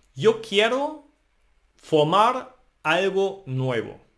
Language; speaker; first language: Spanish; non-native, fluent; German